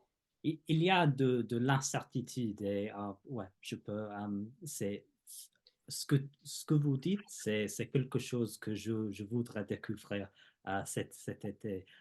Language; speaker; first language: French; non-native, fluent; English